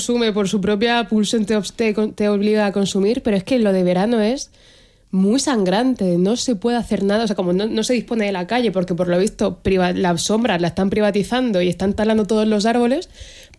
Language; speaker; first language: Spanish; native; Spanish